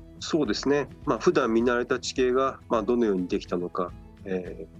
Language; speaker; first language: Japanese; native; Japanese